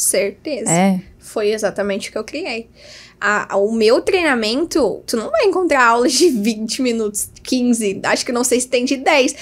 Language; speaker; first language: Portuguese; native; Portuguese